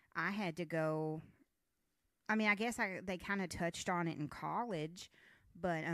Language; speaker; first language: English; native; English